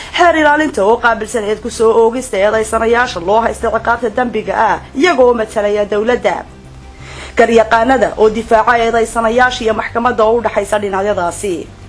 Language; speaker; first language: Somali; native; Somali